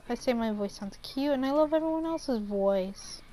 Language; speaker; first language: English; native; English